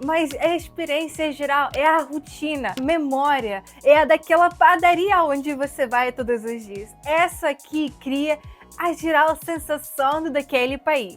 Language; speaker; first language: Portuguese; non-native, fluent; Russian